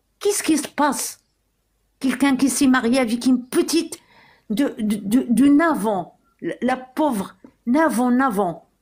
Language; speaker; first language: French; non-native, local second language; Arabic